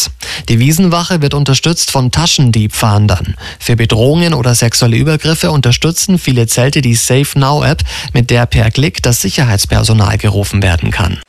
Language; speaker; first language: German; native; German